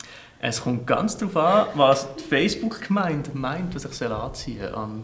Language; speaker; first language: German; native; German